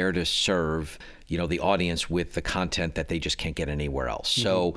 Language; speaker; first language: English; native; English